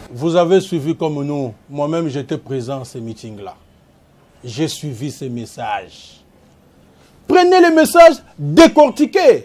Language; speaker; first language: French; non-native, local second language; Lingala